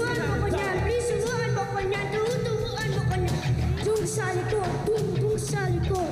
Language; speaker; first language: Filipino; early bilingual, heritage; Filipino